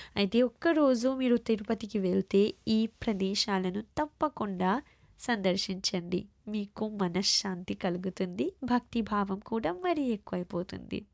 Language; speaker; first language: Telugu; early bilingual, heritage; Telugu